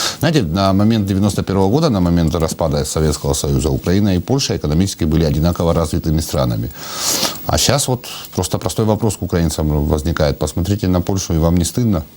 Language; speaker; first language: Russian; non-native, local second language; Georgian